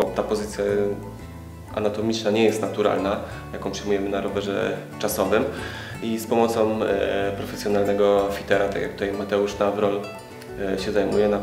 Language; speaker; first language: Polish; native; Polish